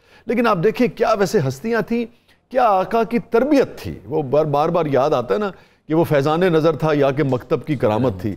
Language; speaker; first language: Urdu; native; Urdu